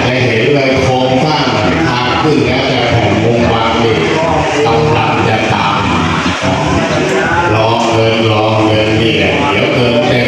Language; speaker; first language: Thai; native; Thai